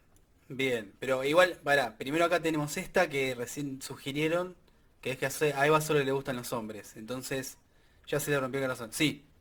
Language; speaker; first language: Spanish; native; Spanish